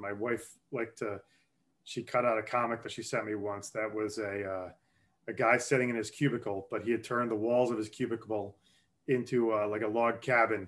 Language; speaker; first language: English; native; English